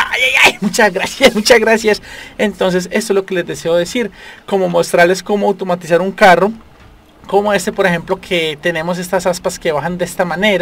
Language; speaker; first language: Spanish; native; Spanish